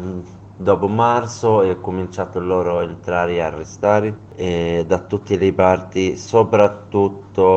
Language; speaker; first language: Italian; non-native, learner; Arabic